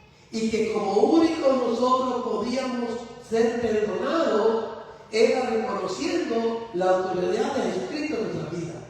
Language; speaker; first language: Spanish; native; Spanish